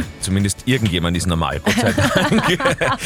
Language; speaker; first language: German; native; German